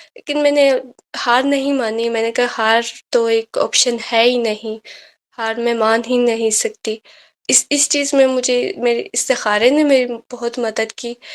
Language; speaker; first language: Urdu; native; Urdu